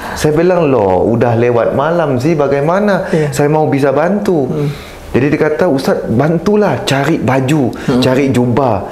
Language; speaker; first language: Malay; native; Malay